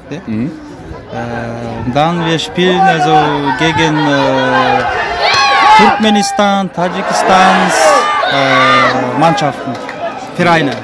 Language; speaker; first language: German; non-native, learner; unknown